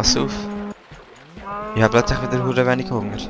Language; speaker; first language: German; native; German